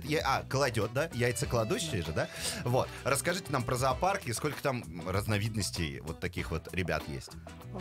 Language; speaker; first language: Russian; native; Russian